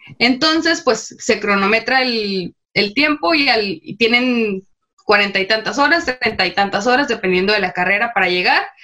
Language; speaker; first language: Spanish; native; Spanish